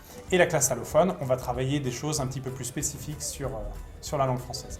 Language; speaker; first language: French; native; French